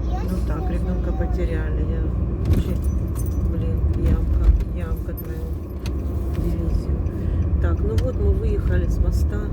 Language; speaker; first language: Russian; native; Russian